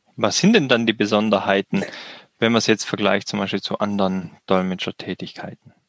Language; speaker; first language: German; native; German